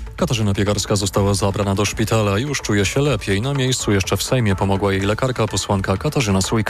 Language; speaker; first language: Polish; native; Polish